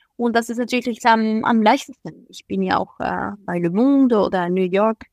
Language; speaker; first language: German; non-native, fluent; Spanish